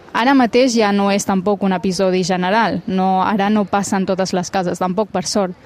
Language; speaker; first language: Catalan; early bilingual, other home language; Punjabi